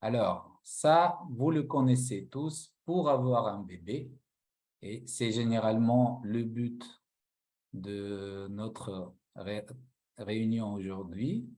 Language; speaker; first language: French; non-native, local second language; Arabic